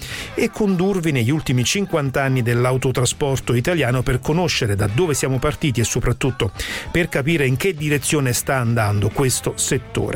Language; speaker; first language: Italian; native; Italian